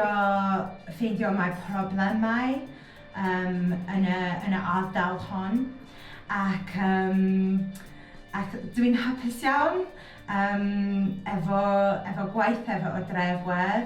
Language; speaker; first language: Welsh; non-native, learner; English